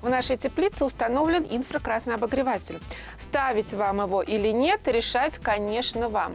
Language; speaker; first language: Russian; native; Russian